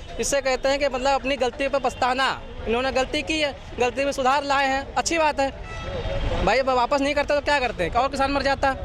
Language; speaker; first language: Hindi; native; Hindi